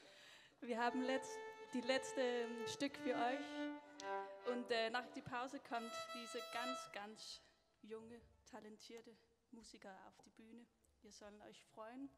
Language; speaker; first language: German; non-native, learner; Danish